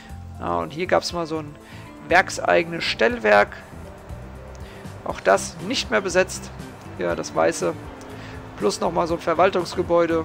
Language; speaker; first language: German; native; German